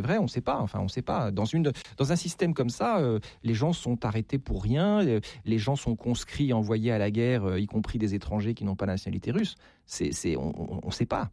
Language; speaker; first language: French; native; French